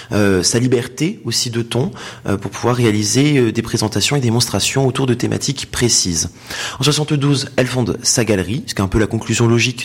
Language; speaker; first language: French; native; French